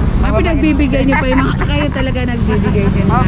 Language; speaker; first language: Filipino; native; Filipino